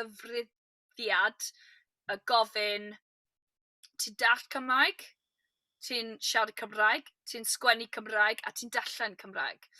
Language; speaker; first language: Welsh; non-native, learner; English